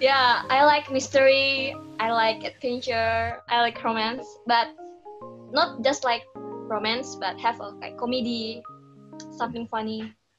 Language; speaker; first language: English; non-native, learner; Indonesian